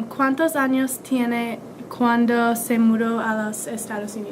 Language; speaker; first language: Spanish; non-native, learner; English